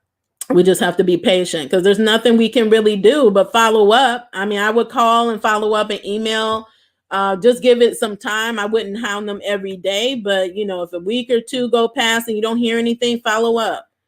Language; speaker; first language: English; native; English